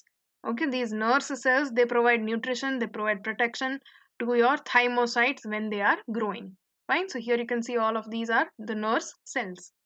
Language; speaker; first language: English; non-native, local second language; Hindi